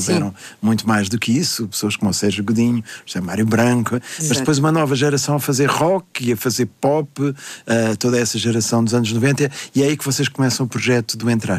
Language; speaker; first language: Portuguese; native; Portuguese